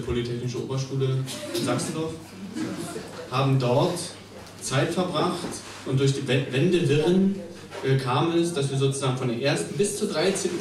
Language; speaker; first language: German; native; German